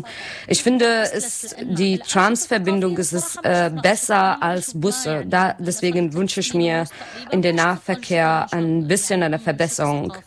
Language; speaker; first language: German; non-native, learner; Arabic